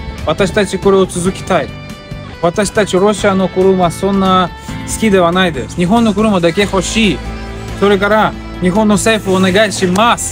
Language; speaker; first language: Japanese; non-native, learner; Russian